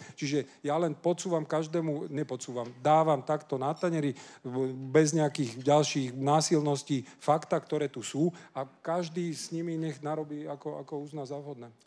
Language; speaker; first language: Slovak; non-native, local second language; Hungarian